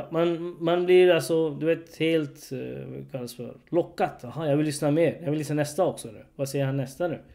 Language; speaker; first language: Swedish; non-native, learner; Urdu